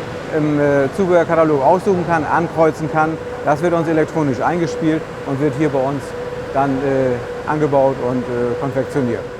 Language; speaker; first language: German; native; German